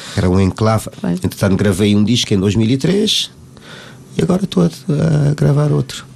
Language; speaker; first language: Portuguese; non-native, local second language; Kabuverdianu